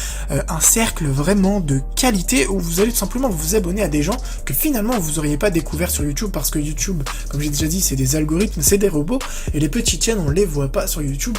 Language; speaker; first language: French; native; French